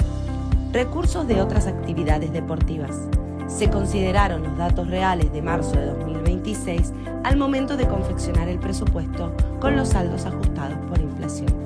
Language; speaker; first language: Spanish; native; Spanish